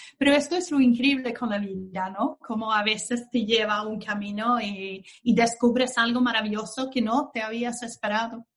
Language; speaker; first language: Spanish; non-native, fluent; Swedish